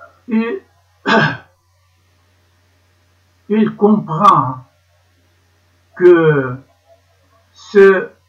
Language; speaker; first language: French; non-native, learner; Ukrainian